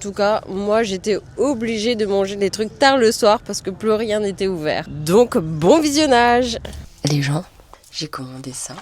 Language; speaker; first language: French; native; French